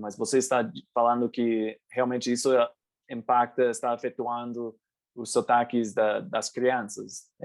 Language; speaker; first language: Portuguese; non-native, fluent; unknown